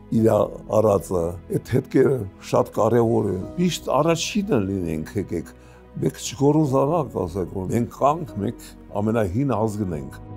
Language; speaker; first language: Armenian; early bilingual, heritage; Armenian